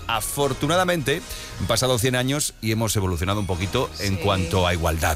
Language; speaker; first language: Spanish; native; Spanish